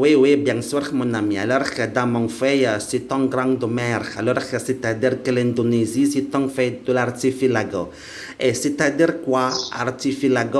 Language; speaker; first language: French; non-native, learner; Indonesian